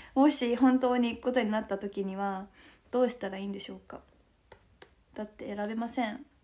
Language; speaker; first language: Japanese; native; Japanese